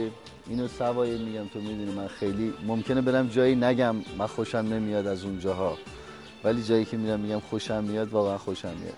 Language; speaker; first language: Persian; native; Persian